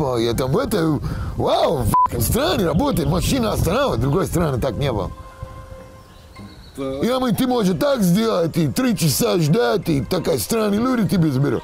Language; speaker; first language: Russian; non-native, learner; English